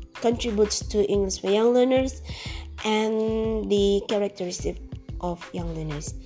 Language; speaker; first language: English; non-native, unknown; Indonesian